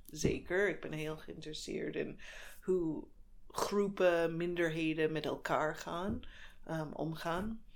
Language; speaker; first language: Dutch; non-native, fluent; English